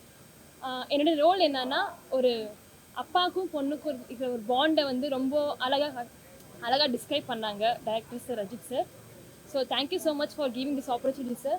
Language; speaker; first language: Tamil; non-native, local second language; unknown